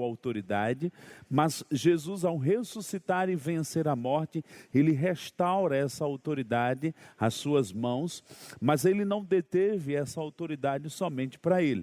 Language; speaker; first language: Portuguese; native; Portuguese